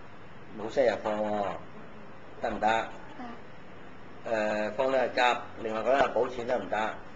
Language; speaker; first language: Cantonese; native; Cantonese